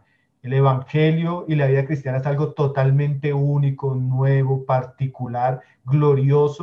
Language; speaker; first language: Spanish; native; Spanish